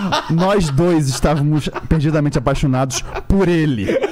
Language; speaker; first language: Portuguese; native; Portuguese